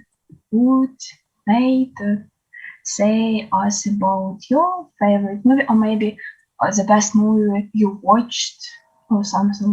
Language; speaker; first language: English; non-native, learner; Ukrainian